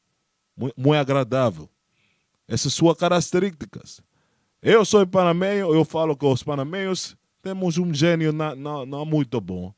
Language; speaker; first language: Portuguese; non-native, learner; Spanish